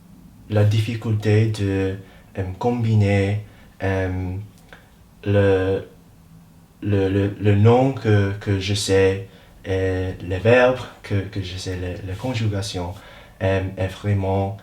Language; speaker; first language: French; non-native, learner; English